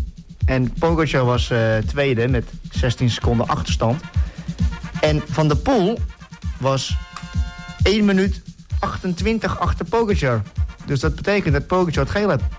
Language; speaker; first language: Dutch; native; Dutch